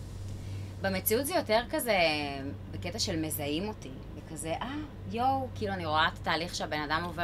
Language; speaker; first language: Hebrew; native; Hebrew